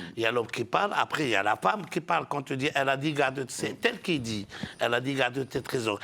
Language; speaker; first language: French; non-native, local second language; Arabic